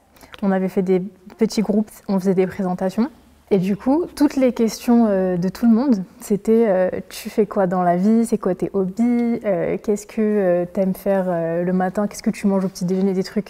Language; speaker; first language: French; early bilingual, other home language; Arabic